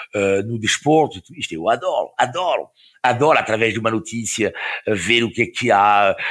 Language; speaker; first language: Portuguese; non-native, fluent; French